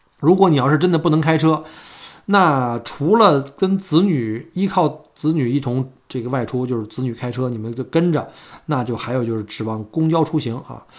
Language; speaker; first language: Chinese; native; Chinese